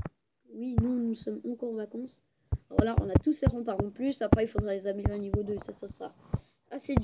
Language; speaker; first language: French; native; French